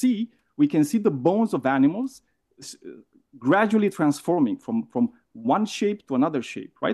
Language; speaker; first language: English; non-native, fluent; Romanian